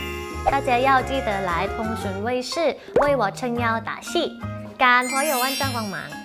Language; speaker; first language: Chinese; non-native, learner; Thai